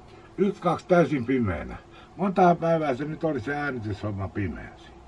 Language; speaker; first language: Finnish; native; Finnish